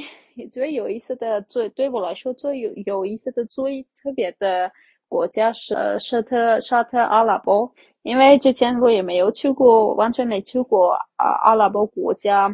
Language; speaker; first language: Chinese; non-native, fluent; Armenian